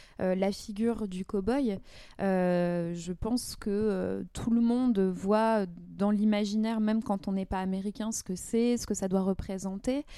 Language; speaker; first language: French; native; French